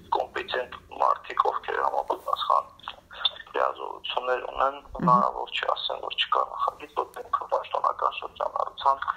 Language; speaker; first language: Armenian; native; Armenian